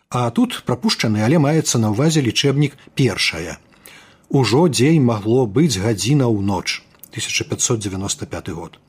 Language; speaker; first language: Belarusian; native; Belarusian